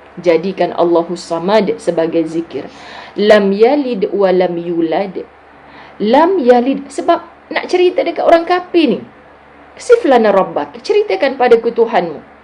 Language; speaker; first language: Malay; native; Malay